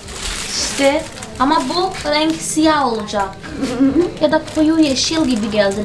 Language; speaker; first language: Turkish; non-native, fluent; Portuguese